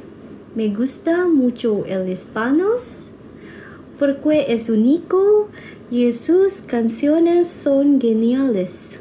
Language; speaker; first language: Spanish; non-native, learner; Indonesian